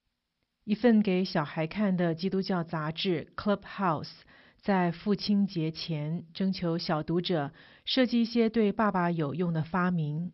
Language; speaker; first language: Chinese; native; Chinese